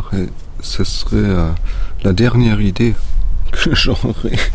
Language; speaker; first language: French; non-native, fluent; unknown